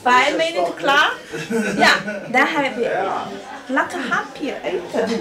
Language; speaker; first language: Dutch; non-native, learner; Chinese